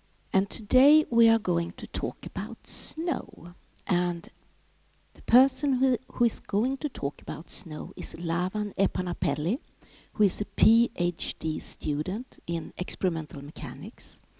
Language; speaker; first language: English; non-native, fluent; Swedish